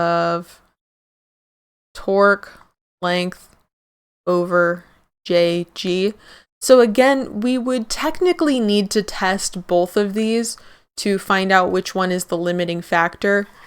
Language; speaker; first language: English; native; English